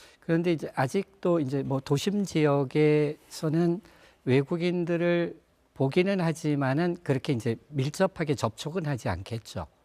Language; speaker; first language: Korean; native; Korean